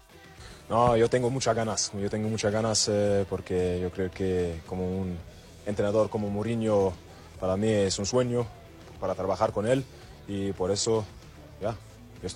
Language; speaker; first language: Spanish; non-native, learner; German